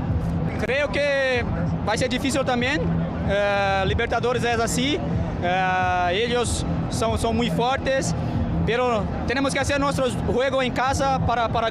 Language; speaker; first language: Spanish; non-native, learner; Portuguese